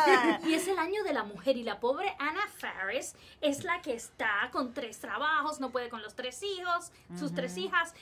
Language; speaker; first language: Spanish; native; Spanish